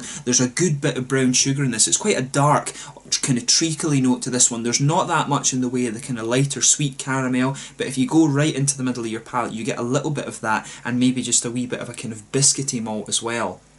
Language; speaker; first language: English; native; English